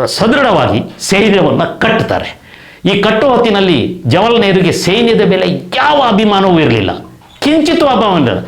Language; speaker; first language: Kannada; non-native, local second language; Kodava